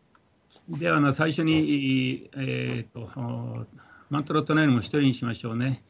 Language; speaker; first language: Japanese; non-native, fluent; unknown